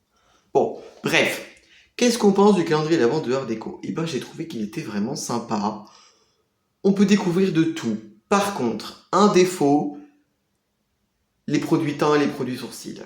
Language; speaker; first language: French; native; French